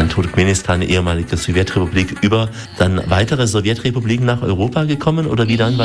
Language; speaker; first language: German; native; German